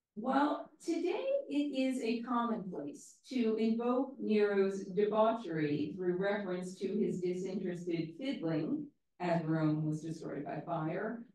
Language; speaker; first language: English; native; English